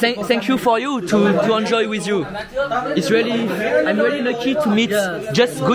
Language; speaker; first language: English; non-native, learner; French